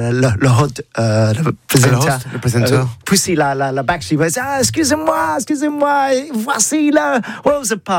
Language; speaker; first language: French; non-native, learner; English